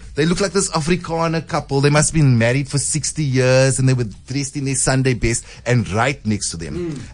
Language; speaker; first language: English; native; English